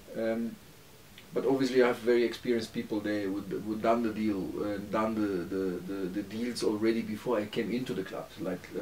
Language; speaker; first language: English; non-native, fluent; Turkish